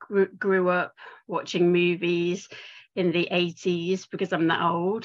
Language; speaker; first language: English; native; English